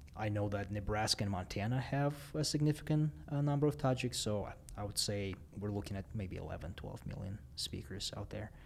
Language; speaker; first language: English; non-native, fluent; Russian